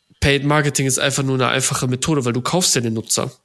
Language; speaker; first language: German; native; German